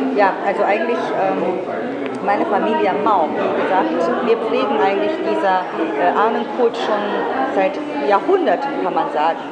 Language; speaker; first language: German; non-native, fluent; Chinese